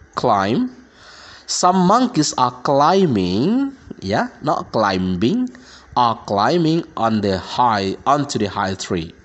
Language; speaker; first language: English; non-native, fluent; Indonesian